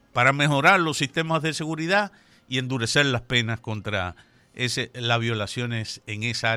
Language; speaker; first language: Spanish; native; Spanish